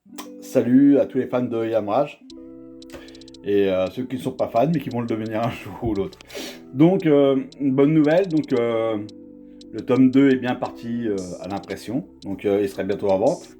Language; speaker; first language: French; native; French